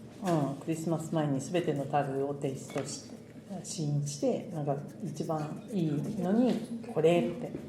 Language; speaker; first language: Japanese; native; Japanese